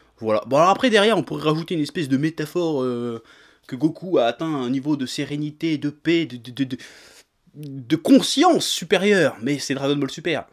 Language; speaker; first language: French; native; French